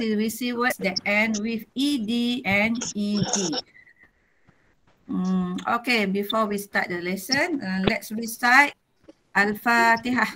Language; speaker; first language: English; non-native, learner; Malay